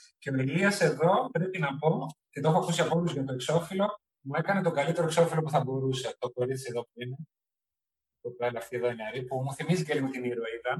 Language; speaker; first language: Greek; early bilingual, heritage; Greek